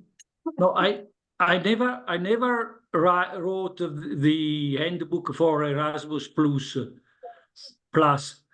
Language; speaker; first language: English; non-native, learner; Italian